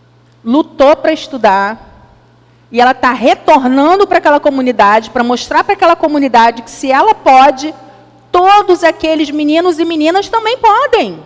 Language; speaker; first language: Portuguese; native; Portuguese